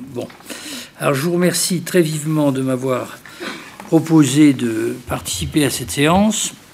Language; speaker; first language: French; native; French